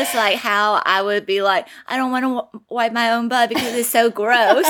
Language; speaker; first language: English; non-native, fluent; Chinese